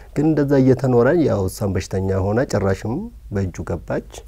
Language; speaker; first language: Amharic; early bilingual, other home language; Oromo